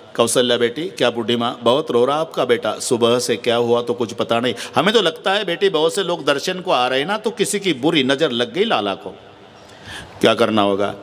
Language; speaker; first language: Hindi; non-native, local second language; Marathi